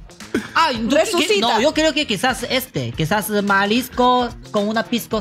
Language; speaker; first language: Spanish; non-native, learner; Chinese